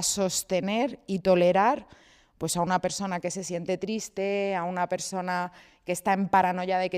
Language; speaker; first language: Spanish; native; Spanish